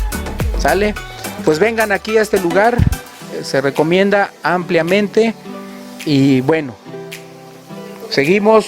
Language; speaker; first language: Spanish; native; Spanish